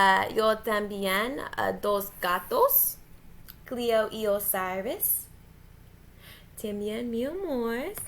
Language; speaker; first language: Spanish; non-native, learner; English